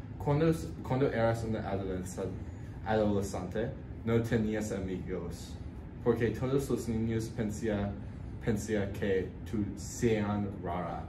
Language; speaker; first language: Spanish; non-native, learner; English